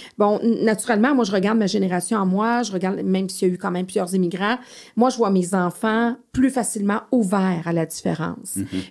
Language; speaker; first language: French; native; French